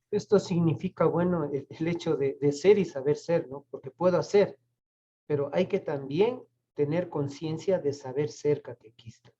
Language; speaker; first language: Spanish; native; Spanish